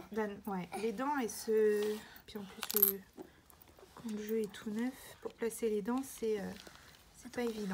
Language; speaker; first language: French; native; French